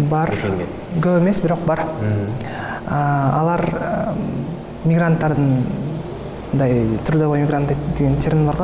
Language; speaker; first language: Kyrgyz; early bilingual, heritage; Kyrgyz